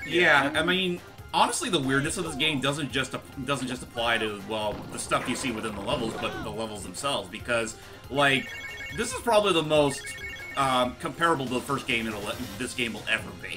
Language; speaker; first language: English; native; English